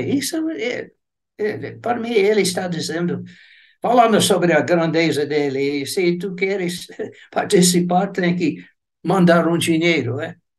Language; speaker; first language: Portuguese; non-native, fluent; English